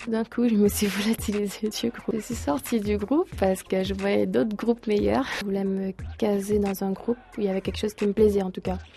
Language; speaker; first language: French; early bilingual, other home language; Portuguese